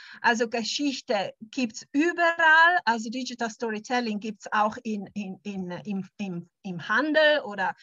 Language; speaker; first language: German; non-native, fluent; Italian